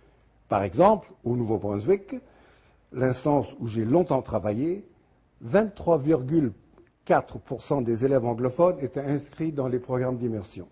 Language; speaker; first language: French; native; French